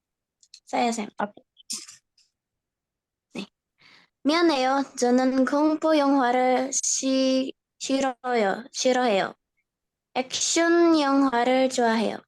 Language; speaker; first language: Korean; non-native, learner; Indonesian